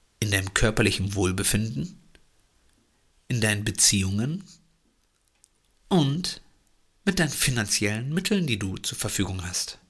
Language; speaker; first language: German; native; German